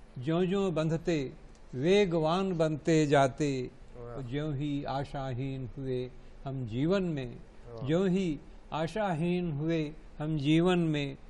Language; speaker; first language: Hindi; native; Hindi